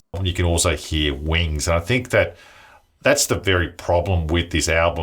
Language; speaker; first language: English; native; English